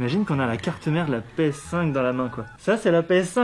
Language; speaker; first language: French; native; French